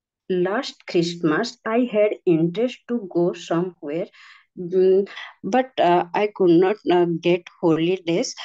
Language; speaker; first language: English; non-native, learner; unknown